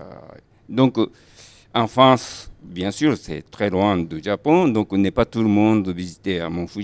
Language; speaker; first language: French; non-native, learner; Japanese